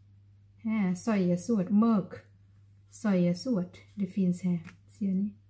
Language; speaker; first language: Swedish; non-native, learner; Thai